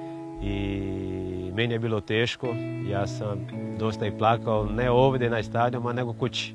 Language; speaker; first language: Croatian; non-native, fluent; Portuguese